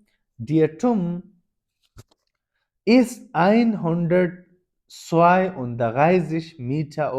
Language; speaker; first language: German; non-native, learner; Urdu